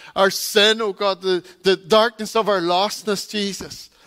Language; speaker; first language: English; native; English